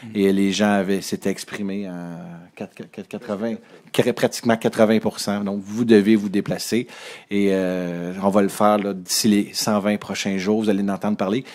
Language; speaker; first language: French; native; French